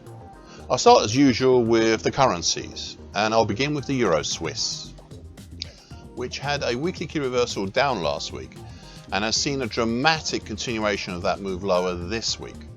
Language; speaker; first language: English; native; English